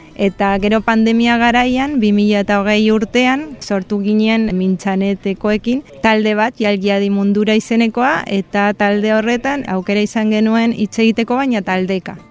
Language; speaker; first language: Basque; non-native, fluent; Spanish